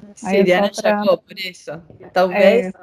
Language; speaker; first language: Portuguese; non-native, fluent; Spanish